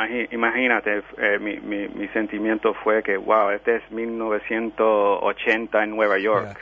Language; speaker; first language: Spanish; early bilingual, heritage; Spanish